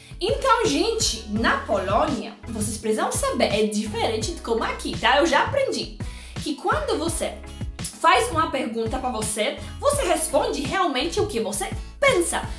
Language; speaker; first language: Portuguese; non-native, fluent; Polish